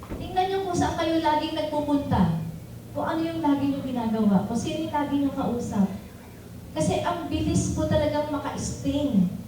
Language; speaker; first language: Filipino; native; Filipino